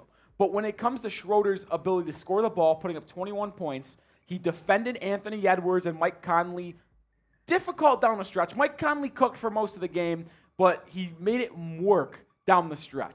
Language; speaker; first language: English; native; English